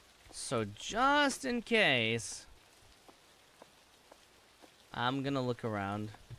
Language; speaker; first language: English; native; English